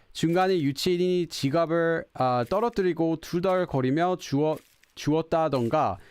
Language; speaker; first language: Korean; non-native, fluent; English